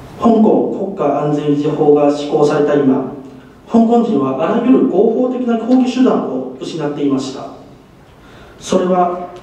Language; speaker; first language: Japanese; non-native, fluent; Cantonese